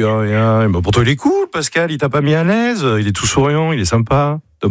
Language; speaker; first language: French; native; French